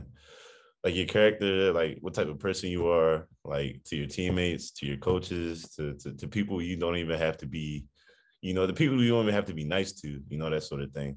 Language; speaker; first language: English; native; English